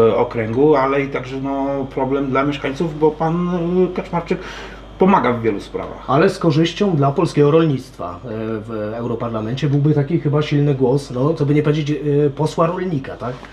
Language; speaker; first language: Polish; native; Polish